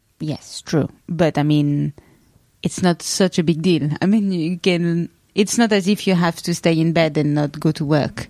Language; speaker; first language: English; non-native, fluent; French